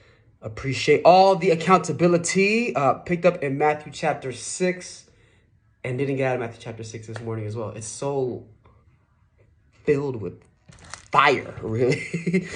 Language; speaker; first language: English; native; English